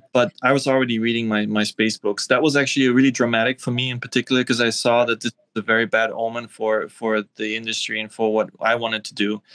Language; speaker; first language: English; non-native, fluent; German